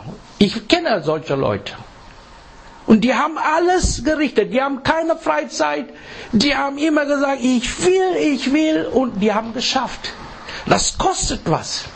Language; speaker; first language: German; non-native, learner; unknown